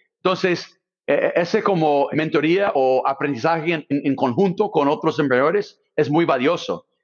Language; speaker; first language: Spanish; non-native, fluent; English